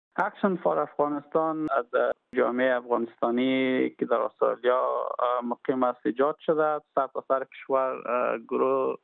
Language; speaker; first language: Persian; native; Persian